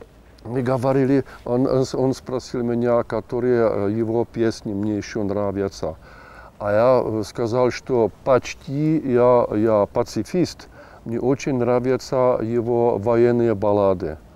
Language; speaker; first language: Russian; non-native, fluent; Czech